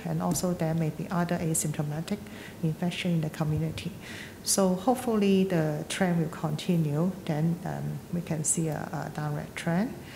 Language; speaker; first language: English; non-native, local second language; Cantonese